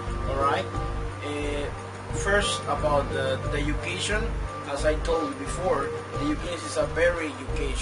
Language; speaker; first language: English; non-native, fluent; Spanish